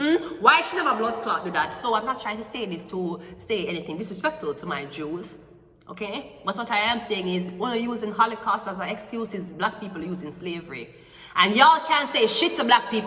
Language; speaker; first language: English; native; English